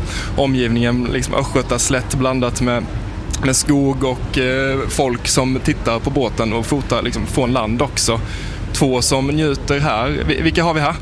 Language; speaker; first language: Swedish; native; Swedish